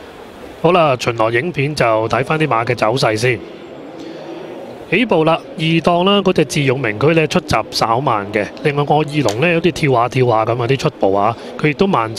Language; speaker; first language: Cantonese; native; Cantonese